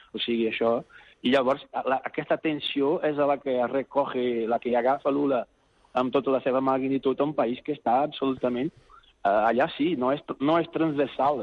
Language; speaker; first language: Catalan; non-native, fluent; Portuguese